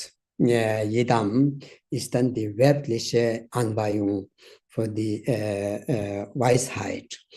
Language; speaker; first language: German; non-native, learner; Tibetan